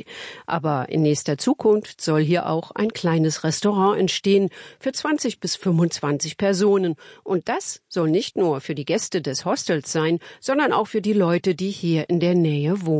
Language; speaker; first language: German; native; German